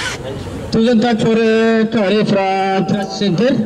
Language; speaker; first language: Norwegian; non-native, fluent; Amharic